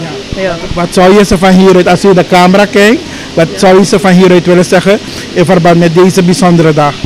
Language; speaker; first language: Dutch; native; Dutch